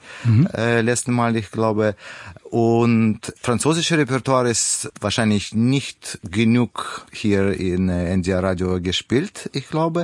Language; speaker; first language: German; non-native, learner; Russian